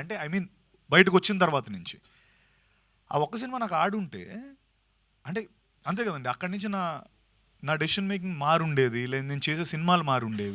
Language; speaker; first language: Telugu; native; Telugu